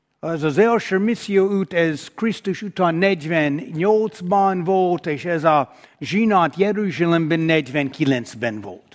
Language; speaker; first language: Hungarian; non-native, fluent; English